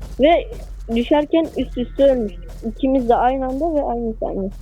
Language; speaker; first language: Turkish; native; Turkish